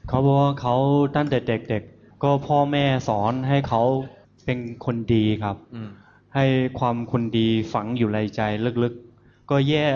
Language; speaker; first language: Thai; non-native, fluent; Chinese